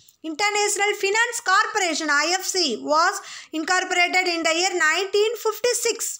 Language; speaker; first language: English; non-native, local second language; Tamil